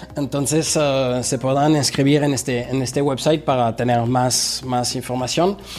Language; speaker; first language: Spanish; non-native, fluent; French